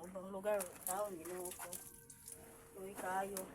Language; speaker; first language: Filipino; non-native, local second language; Cebuano